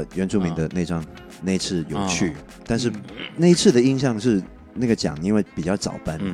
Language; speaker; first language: Chinese; non-native, local second language; Cantonese